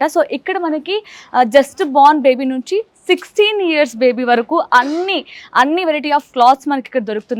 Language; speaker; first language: Telugu; native; Telugu